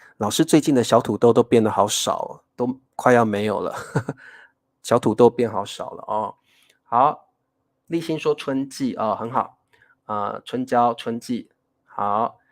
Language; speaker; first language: Chinese; native; Chinese